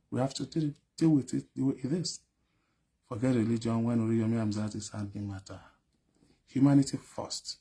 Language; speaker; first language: English; non-native, local second language; Yoruba